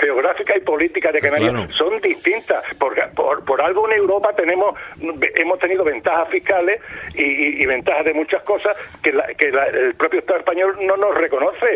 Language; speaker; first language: Spanish; native; Spanish